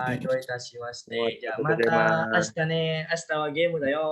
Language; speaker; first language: Japanese; non-native, fluent; Indonesian